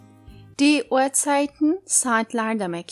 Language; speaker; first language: German; non-native, fluent; Turkish